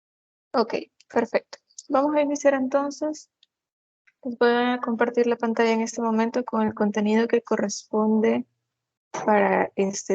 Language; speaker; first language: Spanish; native; Spanish